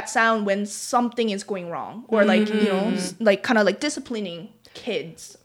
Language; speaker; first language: English; non-native, fluent; Korean